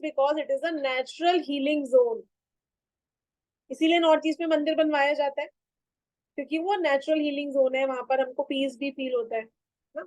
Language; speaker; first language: Hindi; native; Hindi